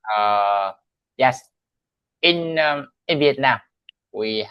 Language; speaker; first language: English; non-native, learner; Vietnamese